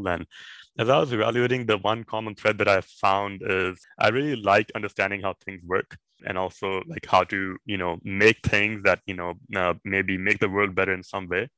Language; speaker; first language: English; non-native, local second language; Urdu